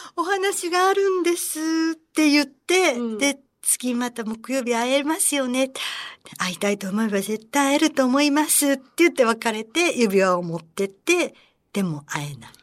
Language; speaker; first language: Japanese; native; Japanese